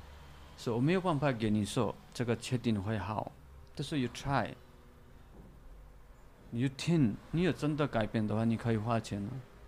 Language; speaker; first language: Chinese; non-native, fluent; Nepali